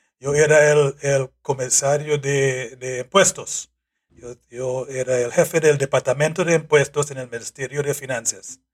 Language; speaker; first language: Spanish; non-native, fluent; English